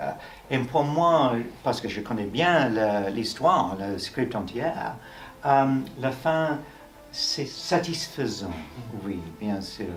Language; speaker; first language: French; non-native, fluent; English